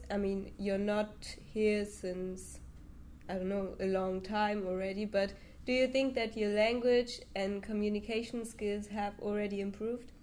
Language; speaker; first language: English; non-native, fluent; German